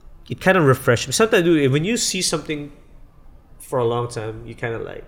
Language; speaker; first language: English; non-native, local second language; Filipino